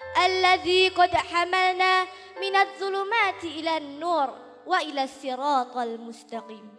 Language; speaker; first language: Arabic; non-native, learner; Indonesian